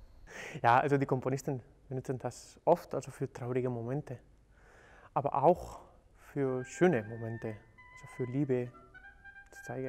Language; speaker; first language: German; non-native, fluent; Spanish